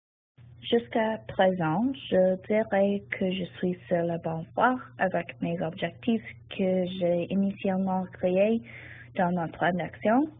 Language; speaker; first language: French; non-native, learner; English